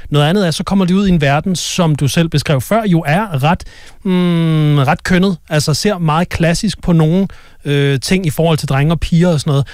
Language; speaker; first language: Danish; native; Danish